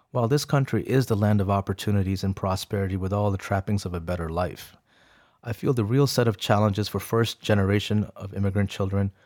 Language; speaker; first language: English; early bilingual, other home language; Urdu